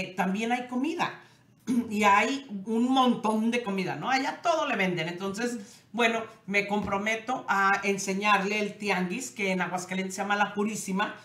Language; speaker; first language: Spanish; native; Spanish